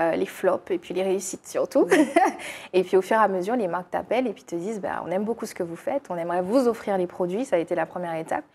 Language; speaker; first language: French; native; French